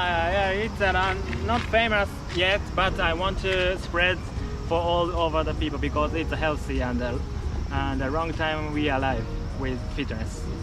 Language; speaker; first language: English; non-native, learner; Japanese